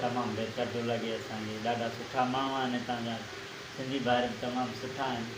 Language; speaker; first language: Sindhi; non-native, fluent; English